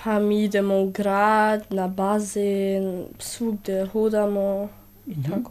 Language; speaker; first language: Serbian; early bilingual, heritage; Serbian